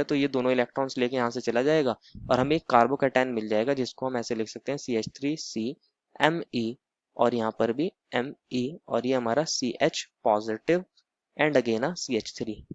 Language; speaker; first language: Hindi; native; Hindi